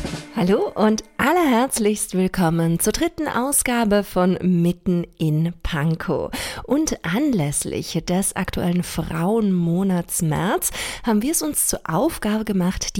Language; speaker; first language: German; native; German